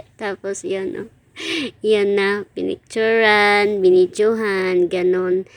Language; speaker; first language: Filipino; non-native, local second language; Cebuano